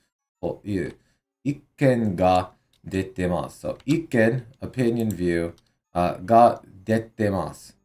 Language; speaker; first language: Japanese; non-native, learner; English